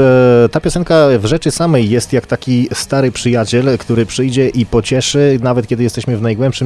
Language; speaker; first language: Polish; native; Polish